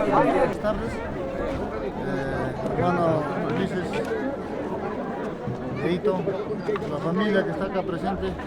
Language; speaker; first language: Spanish; native; Spanish